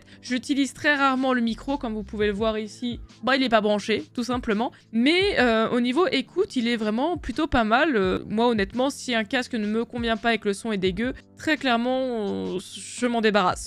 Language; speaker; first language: French; native; French